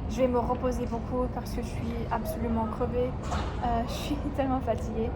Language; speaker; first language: French; non-native, learner; English